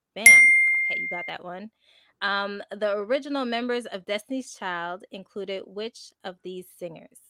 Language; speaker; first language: English; native; English